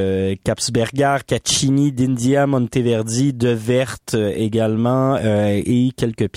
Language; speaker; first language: French; native; French